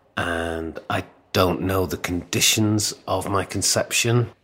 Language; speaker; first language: English; native; English